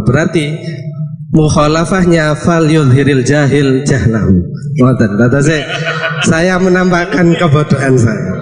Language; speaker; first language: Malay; non-native, local second language; Javanese